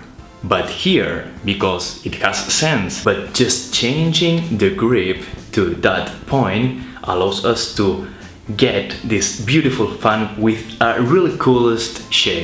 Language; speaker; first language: English; non-native, fluent; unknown